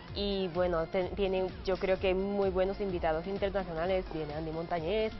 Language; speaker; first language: Spanish; non-native, fluent; Japanese